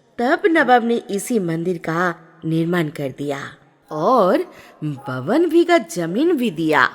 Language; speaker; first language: Hindi; non-native, local second language; Bangla